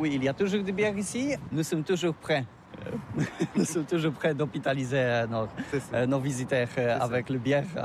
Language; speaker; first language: French; non-native, learner; Polish